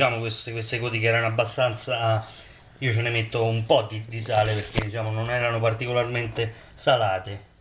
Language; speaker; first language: Italian; native; Italian